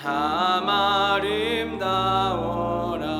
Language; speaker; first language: Korean; native; Korean